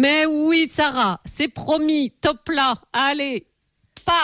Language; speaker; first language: French; native; French